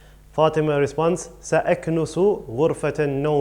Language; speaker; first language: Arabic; non-native, fluent; English